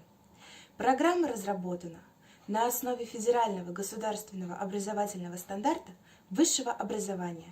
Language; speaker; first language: Russian; native; Russian